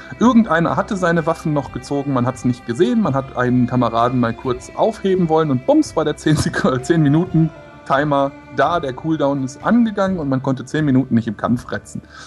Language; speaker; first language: German; native; German